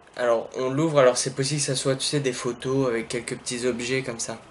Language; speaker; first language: French; native; French